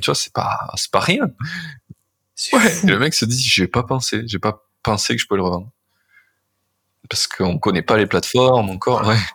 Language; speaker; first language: French; native; French